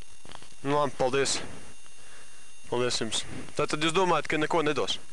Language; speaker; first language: Latvian; native; Latvian